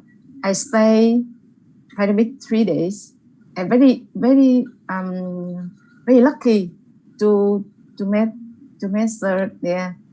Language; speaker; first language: English; non-native, learner; Vietnamese